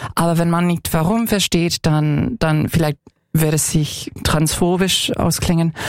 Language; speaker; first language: German; non-native, fluent; English